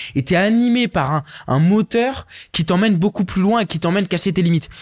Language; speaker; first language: French; native; French